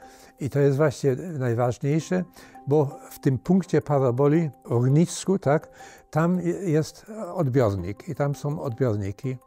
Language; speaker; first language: Polish; early bilingual, heritage; Polish